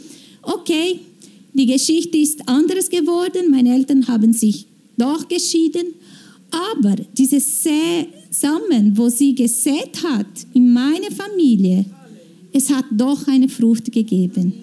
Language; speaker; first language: German; non-native, fluent; Portuguese